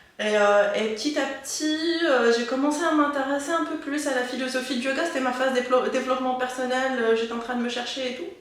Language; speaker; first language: French; non-native, local second language; Arabic